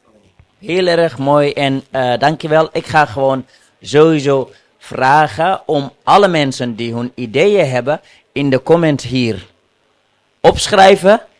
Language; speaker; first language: Dutch; non-native, fluent; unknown